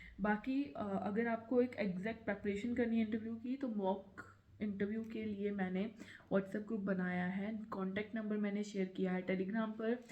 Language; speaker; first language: Hindi; native; Hindi